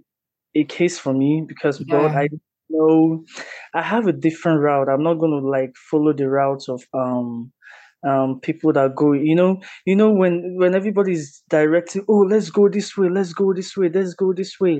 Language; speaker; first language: English; non-native, local second language; Igbo